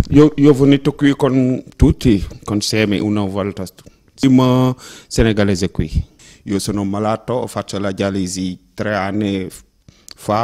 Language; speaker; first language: Italian; non-native, learner; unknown